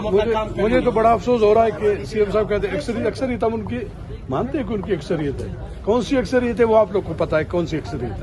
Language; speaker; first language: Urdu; non-native, local second language; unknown